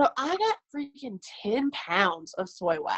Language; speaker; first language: English; native; English